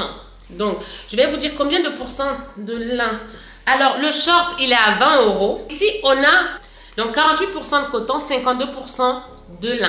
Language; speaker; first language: French; native; French